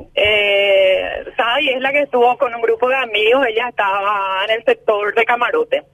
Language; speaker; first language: Spanish; native; Spanish